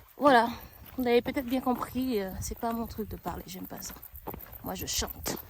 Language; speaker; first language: French; non-native, local second language; Haitian Creole